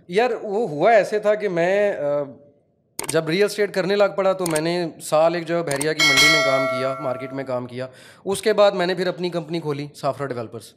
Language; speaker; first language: Urdu; non-native, local second language; Punjabi